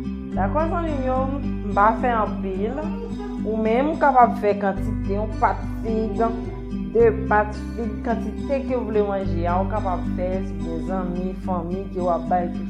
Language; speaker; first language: French; non-native, learner; Haitian Creole